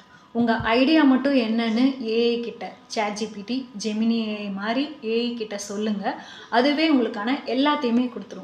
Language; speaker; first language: Tamil; native; Tamil